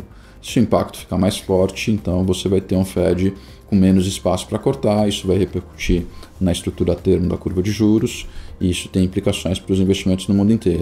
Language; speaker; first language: Portuguese; native; Portuguese